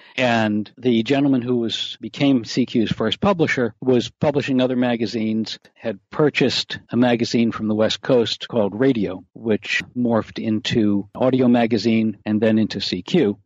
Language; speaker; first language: English; native; English